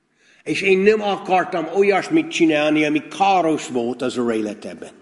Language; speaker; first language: Hungarian; non-native, fluent; English